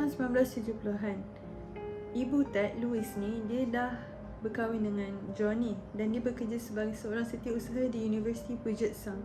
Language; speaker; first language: Malay; native; Malay